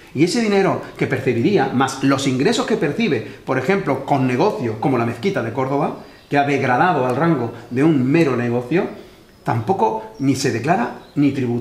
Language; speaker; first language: Spanish; native; Spanish